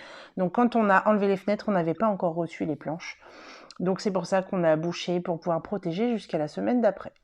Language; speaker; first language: French; native; French